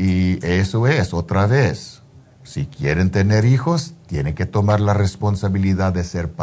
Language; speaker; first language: Spanish; early bilingual, heritage; Spanish